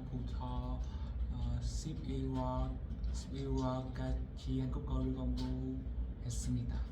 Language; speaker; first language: Korean; non-native, learner; Vietnamese